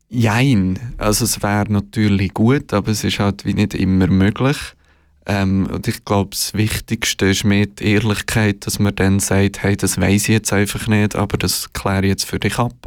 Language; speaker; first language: German; native; German